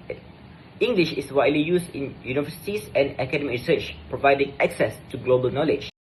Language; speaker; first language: English; non-native, local second language; Malay